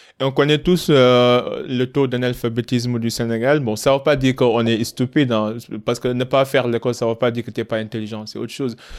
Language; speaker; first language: French; non-native, local second language; Wolof